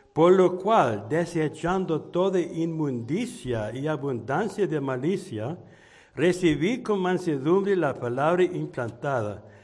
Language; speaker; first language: Spanish; non-native, fluent; English